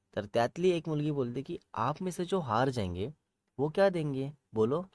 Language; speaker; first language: Hindi; non-native, local second language; Marathi